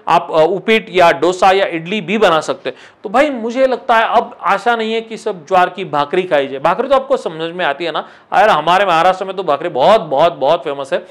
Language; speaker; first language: Hindi; non-native, local second language; Marathi